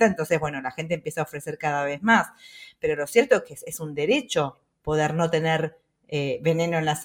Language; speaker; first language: Spanish; native; Spanish